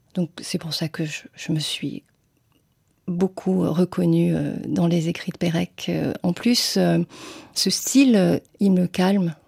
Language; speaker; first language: French; early bilingual, other home language; Vietnamese